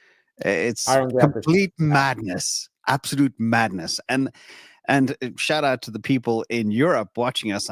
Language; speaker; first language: English; native; English